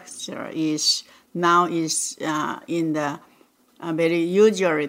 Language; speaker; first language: English; non-native, learner; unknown